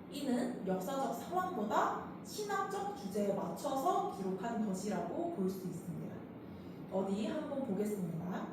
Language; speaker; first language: Korean; native; Korean